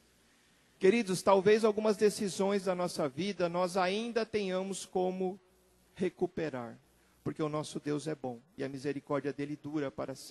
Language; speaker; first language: Portuguese; native; Portuguese